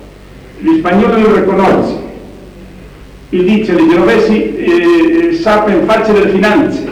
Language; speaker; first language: Italian; non-native, learner; Spanish